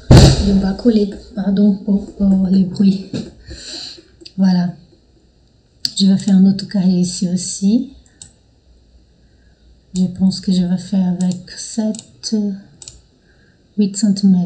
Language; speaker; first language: French; non-native, fluent; Portuguese